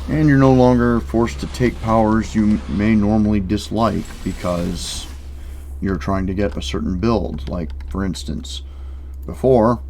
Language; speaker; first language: English; native; English